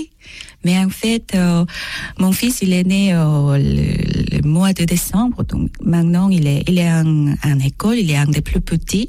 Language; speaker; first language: French; non-native, learner; Korean